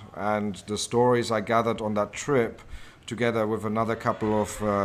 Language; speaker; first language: English; non-native, fluent; German